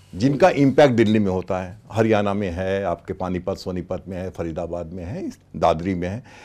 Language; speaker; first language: Hindi; native; Hindi